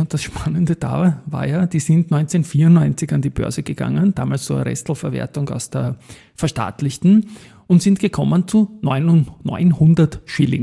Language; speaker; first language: German; native; German